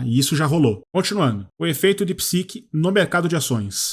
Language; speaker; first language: Portuguese; native; Portuguese